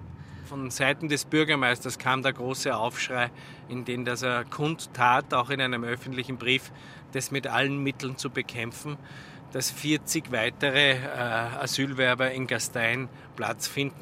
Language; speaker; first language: German; native; German